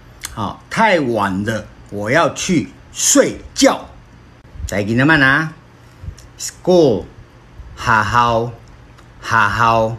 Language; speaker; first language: Chinese; non-native, learner; Filipino